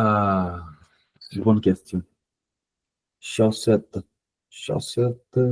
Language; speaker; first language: French; non-native, learner; Punjabi